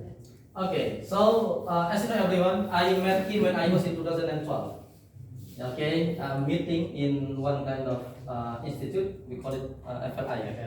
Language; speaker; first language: English; non-native, fluent; Indonesian